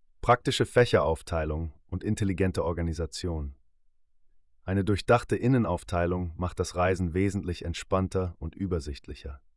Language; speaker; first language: German; native; German